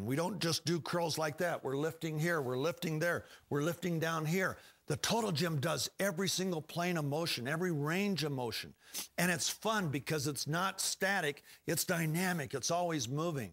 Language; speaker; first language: English; native; English